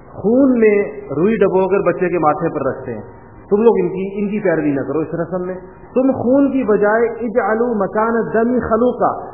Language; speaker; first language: Urdu; non-native, local second language; Pashto